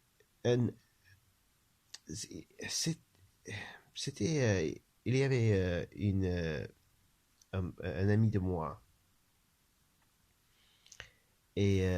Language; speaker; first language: French; non-native, learner; English